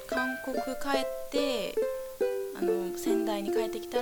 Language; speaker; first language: Japanese; non-native, fluent; Korean